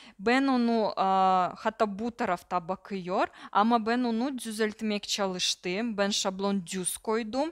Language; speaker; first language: Turkish; non-native, learner; Russian